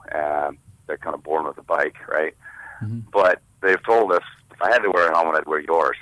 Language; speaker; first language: English; native; English